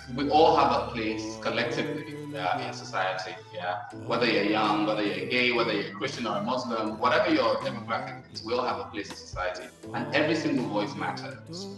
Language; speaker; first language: English; native; English